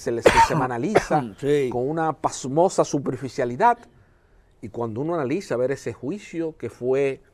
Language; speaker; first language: Spanish; native; Spanish